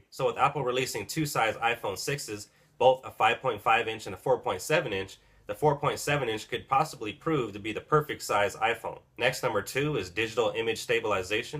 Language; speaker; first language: English; native; English